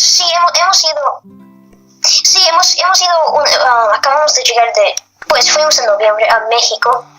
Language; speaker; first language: Spanish; non-native, fluent; English